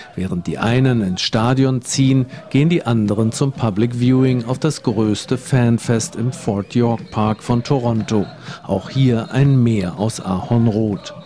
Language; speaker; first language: German; native; German